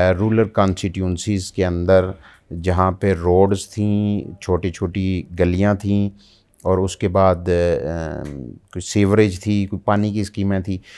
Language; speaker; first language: Urdu; native; Urdu